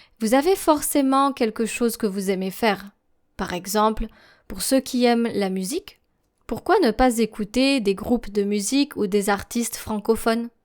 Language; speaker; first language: French; native; French